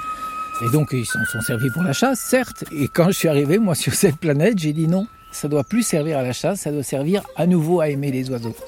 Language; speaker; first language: French; native; French